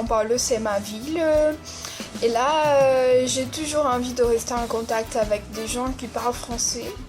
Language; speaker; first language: French; non-native, fluent; Portuguese